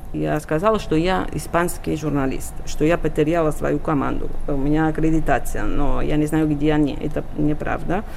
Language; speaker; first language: Russian; non-native, fluent; Catalan